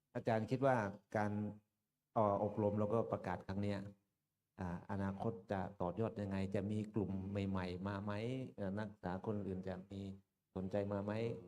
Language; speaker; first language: Thai; non-native, local second language; Karen languages